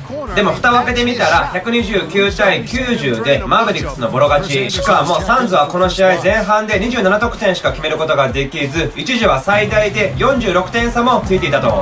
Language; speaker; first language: Japanese; native; Japanese